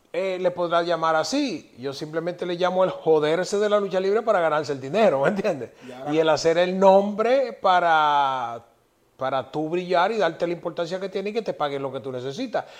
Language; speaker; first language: Spanish; native; Spanish